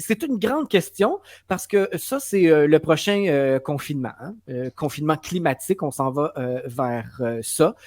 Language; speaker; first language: French; native; French